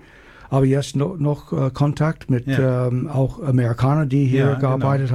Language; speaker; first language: German; non-native, learner; English